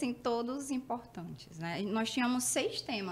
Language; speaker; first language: Portuguese; native; Portuguese